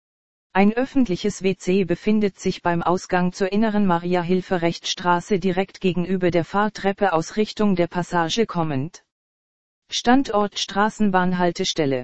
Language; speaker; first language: German; native; German